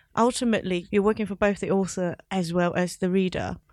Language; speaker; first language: English; non-native, local second language; Cantonese